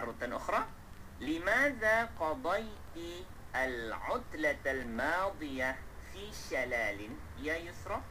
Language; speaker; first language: Arabic; non-native, fluent; Malay